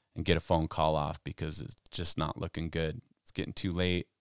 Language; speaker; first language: English; native; English